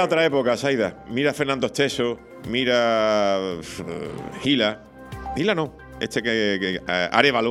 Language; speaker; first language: Spanish; native; Spanish